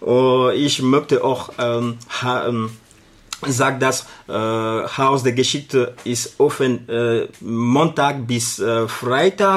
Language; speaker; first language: German; non-native, learner; Arabic